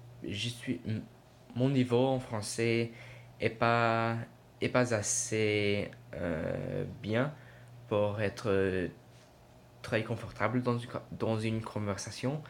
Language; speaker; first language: French; non-native, learner; English